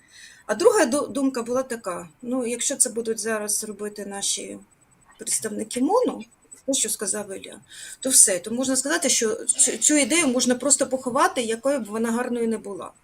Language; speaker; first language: Ukrainian; native; Ukrainian